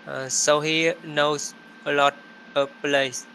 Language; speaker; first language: English; non-native, learner; Vietnamese